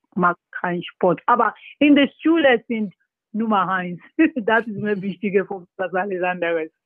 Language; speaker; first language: German; non-native, fluent; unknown